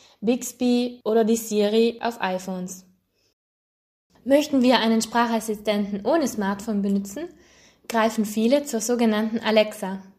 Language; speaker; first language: German; native; German